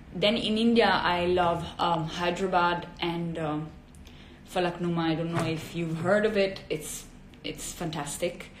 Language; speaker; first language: English; non-native, fluent; Italian